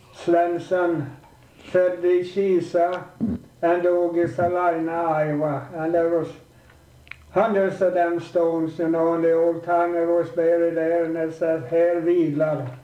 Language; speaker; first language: English; non-native, fluent; Swedish